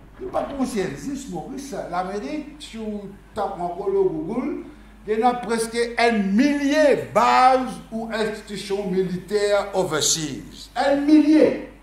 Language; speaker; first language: French; non-native, local second language; Morisyen